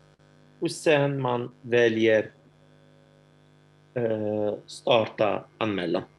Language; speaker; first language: Swedish; non-native, fluent; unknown